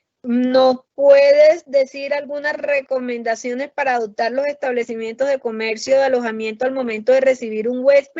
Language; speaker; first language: Spanish; native; Spanish